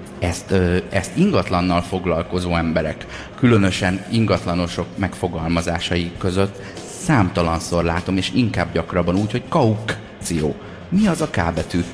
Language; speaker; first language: Hungarian; native; Hungarian